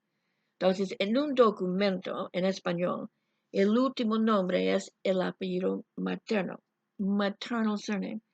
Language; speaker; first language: Spanish; non-native, fluent; English